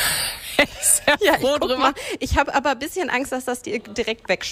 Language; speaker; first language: German; native; German